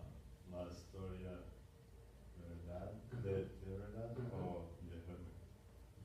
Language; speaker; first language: Spanish; non-native, learner; English